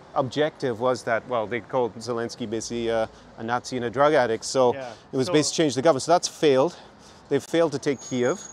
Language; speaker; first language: English; native; English